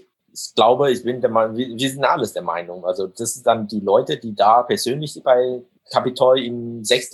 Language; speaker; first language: German; non-native, fluent; Vietnamese